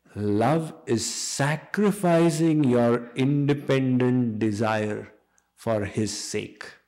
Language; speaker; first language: English; non-native, local second language; Hindi